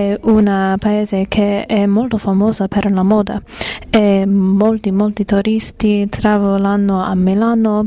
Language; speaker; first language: Italian; non-native, learner; English